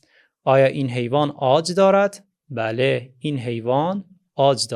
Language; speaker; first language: Persian; non-native, fluent; Azerbaijani